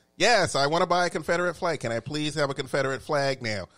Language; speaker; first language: English; native; English